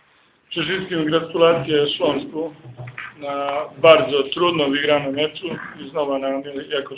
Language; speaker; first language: Polish; non-native, fluent; Serbian